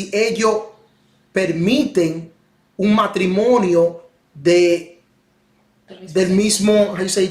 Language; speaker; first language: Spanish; non-native, fluent; English